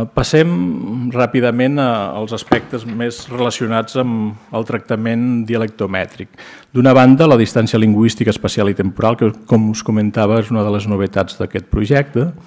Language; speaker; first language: Catalan; native; Catalan